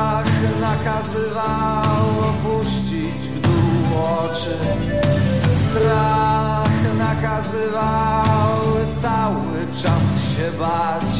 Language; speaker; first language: Polish; native; Polish